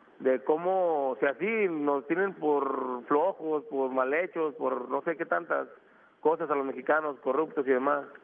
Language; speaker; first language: Spanish; native; Spanish